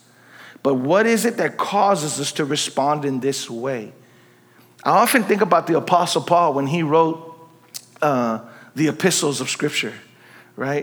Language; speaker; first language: English; native; English